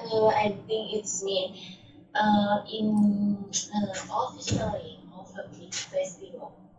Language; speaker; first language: English; non-native, learner; Thai